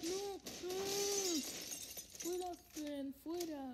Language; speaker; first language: Spanish; early bilingual, other home language; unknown